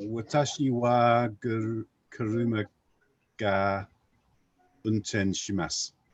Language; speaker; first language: Japanese; non-native, learner; English